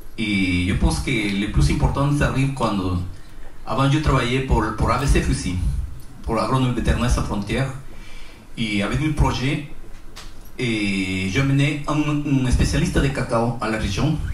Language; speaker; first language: French; non-native, learner; Spanish